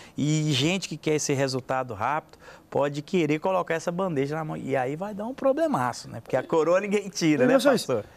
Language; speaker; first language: Portuguese; native; Portuguese